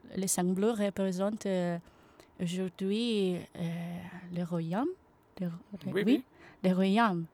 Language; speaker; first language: French; non-native, learner; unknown